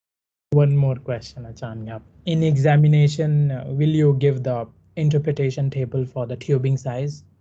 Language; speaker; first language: English; non-native, fluent; Thai